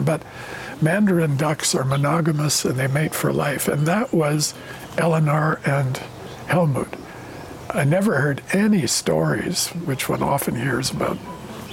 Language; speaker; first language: English; native; English